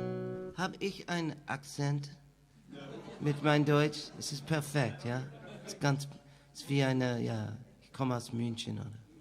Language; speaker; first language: German; non-native, learner; English